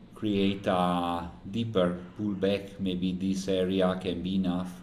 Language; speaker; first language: English; non-native, fluent; Italian